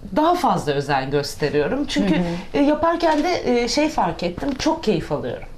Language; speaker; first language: Turkish; native; Turkish